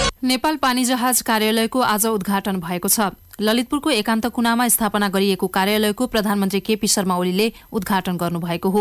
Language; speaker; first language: Nepali; native; Nepali